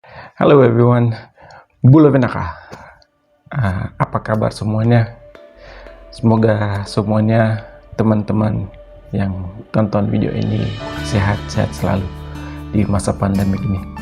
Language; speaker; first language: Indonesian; non-native, fluent; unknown